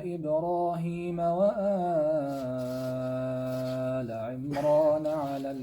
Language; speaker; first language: Arabic; native; Arabic